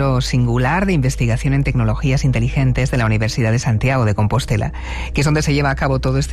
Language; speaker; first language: Spanish; native; Spanish